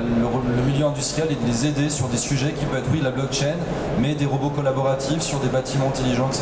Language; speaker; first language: French; native; French